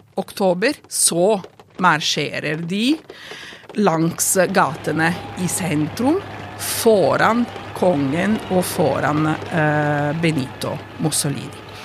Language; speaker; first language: Norwegian; non-native, fluent; Italian